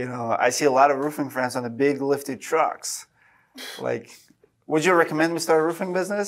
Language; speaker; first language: English; non-native, fluent; Russian